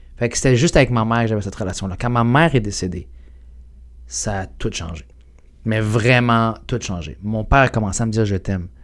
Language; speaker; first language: French; early bilingual, other home language; Arabic